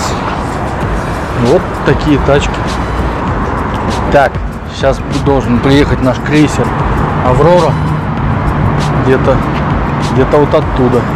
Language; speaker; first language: Russian; native; Russian